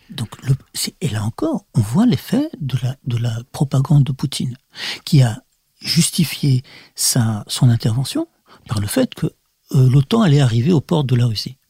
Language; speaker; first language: French; early bilingual, other home language; Russian